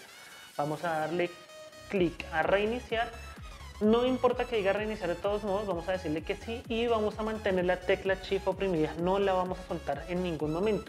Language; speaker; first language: Spanish; native; Spanish